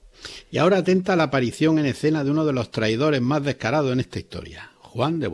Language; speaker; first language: Spanish; native; Spanish